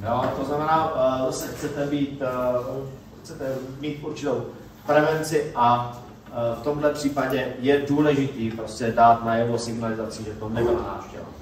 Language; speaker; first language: Czech; native; Czech